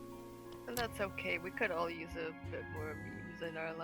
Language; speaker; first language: English; native; English